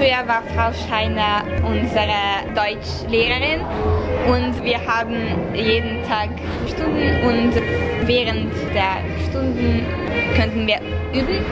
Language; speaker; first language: German; non-native, local second language; Hungarian